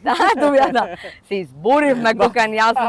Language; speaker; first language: Macedonian; native; Macedonian